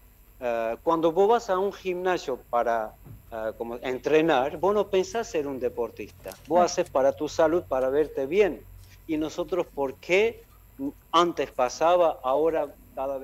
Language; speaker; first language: Spanish; non-native, fluent; Armenian